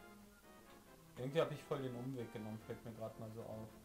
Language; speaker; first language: German; native; German